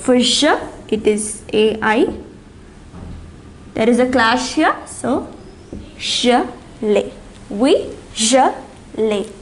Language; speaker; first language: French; non-native, fluent; English